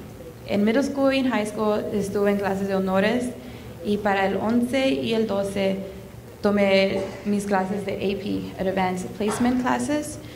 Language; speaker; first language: Spanish; early bilingual, heritage; Spanish